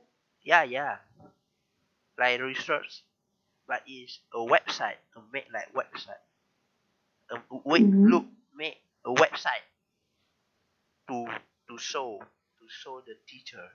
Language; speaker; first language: English; non-native, learner; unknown